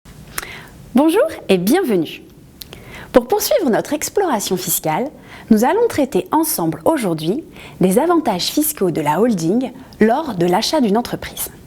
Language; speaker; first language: French; native; French